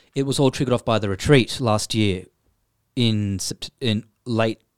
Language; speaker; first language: English; native; English